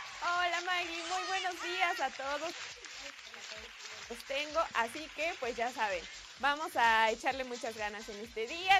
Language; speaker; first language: Spanish; native; Spanish